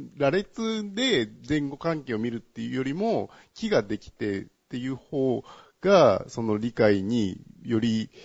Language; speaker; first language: Japanese; native; Japanese